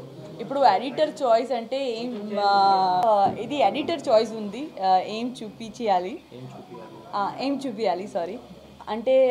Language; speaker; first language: Telugu; non-native, learner; Gujarati